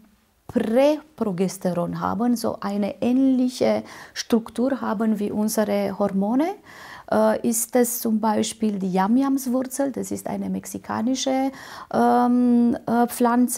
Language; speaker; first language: German; non-native, fluent; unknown